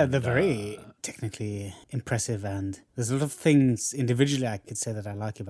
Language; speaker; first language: English; non-native, fluent; Norwegian